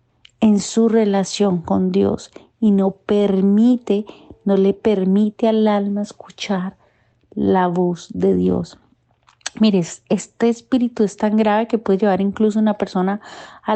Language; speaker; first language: Spanish; native; Spanish